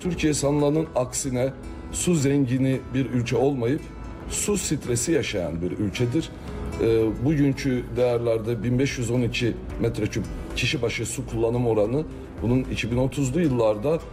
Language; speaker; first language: Turkish; native; Turkish